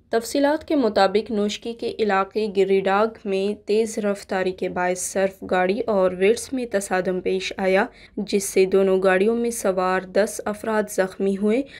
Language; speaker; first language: Urdu; non-native, local second language; Baluchi